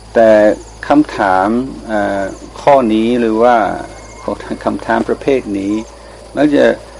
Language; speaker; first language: Thai; non-native, fluent; English